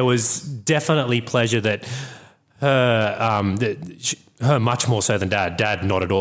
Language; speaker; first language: English; native; English